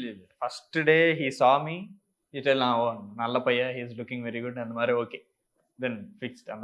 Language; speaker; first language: Tamil; non-native, learner; Telugu